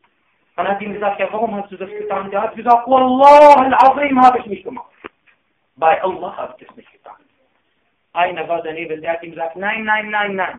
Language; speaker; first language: German; non-native, fluent; Arabic